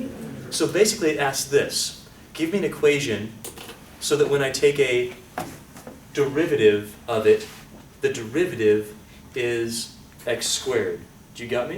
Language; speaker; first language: English; native; English